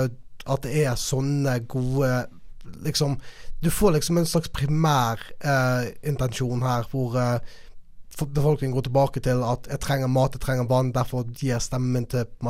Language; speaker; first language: Norwegian; native; Norwegian